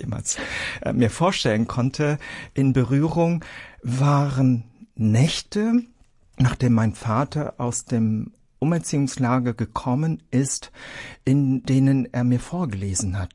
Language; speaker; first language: German; early bilingual, other home language; Vietnamese